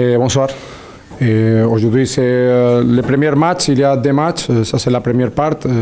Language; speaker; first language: French; non-native, learner; Spanish